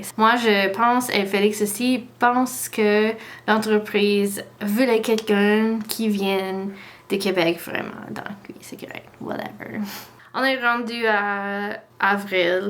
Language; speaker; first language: French; non-native, learner; English